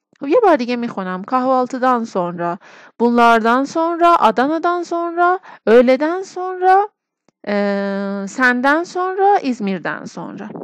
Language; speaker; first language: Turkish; non-native, fluent; Persian